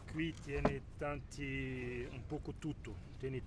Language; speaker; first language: Italian; non-native, local second language; Spanish